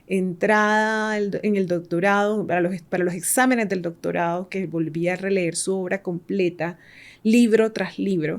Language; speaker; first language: Spanish; native; Spanish